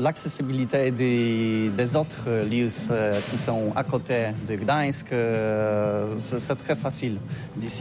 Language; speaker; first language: French; non-native, learner; Polish